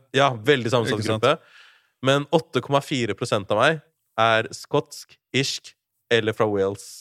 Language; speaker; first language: Norwegian; early bilingual, other home language; Urdu